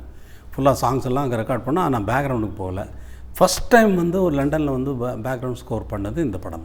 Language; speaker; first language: Tamil; native; Tamil